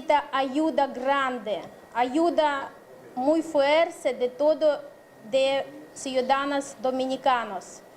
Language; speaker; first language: Spanish; non-native, learner; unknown